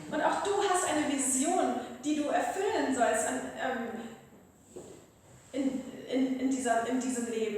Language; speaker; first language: German; native; German